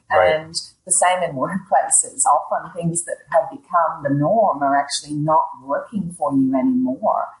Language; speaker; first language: English; native; English